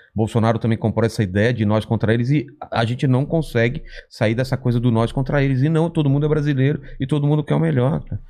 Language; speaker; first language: Portuguese; native; Portuguese